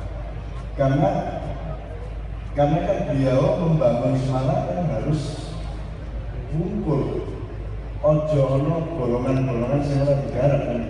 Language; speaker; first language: Indonesian; native; Indonesian